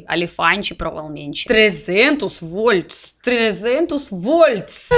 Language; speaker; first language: Portuguese; non-native, learner; Russian